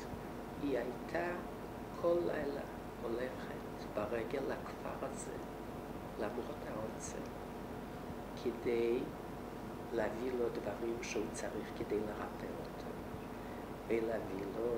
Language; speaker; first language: Hebrew; non-native, fluent; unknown